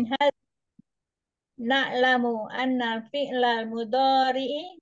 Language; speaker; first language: Arabic; non-native, learner; Indonesian